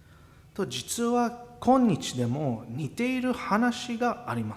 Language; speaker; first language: Japanese; non-native, fluent; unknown